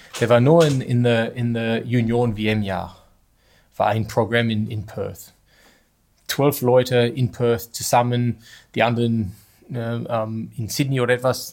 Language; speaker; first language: German; non-native, learner; English